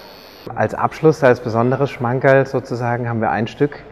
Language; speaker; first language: German; native; German